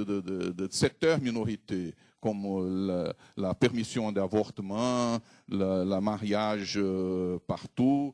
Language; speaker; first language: French; non-native, fluent; Portuguese